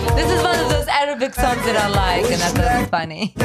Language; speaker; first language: English; non-native, fluent; Russian